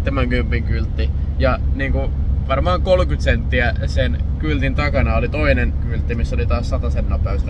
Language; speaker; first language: Finnish; native; Finnish